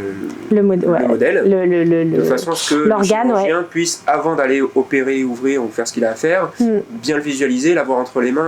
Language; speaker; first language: French; native; French